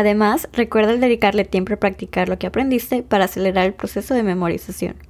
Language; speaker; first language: Spanish; native; Spanish